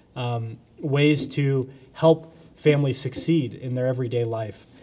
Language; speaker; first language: English; native; English